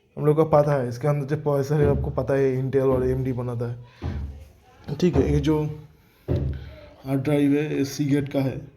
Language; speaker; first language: Hindi; non-native, local second language; Bangla